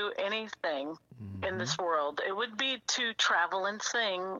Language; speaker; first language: English; native; English